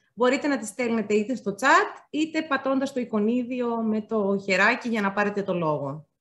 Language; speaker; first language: Greek; native; Greek